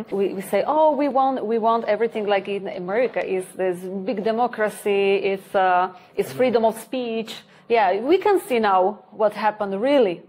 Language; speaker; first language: English; non-native, learner; Slovak